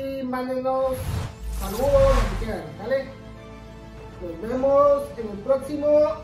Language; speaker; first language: Spanish; native; Spanish